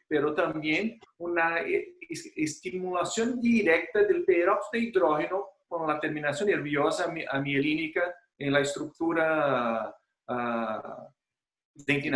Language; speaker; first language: Spanish; non-native, fluent; Portuguese